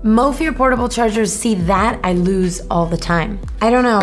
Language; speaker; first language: English; native; English